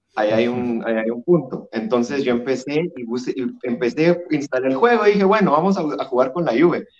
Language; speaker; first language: Spanish; native; Spanish